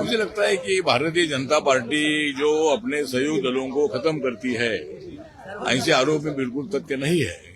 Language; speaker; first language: Hindi; non-native, local second language; Marathi